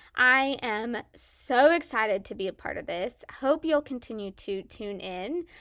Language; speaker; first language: English; native; English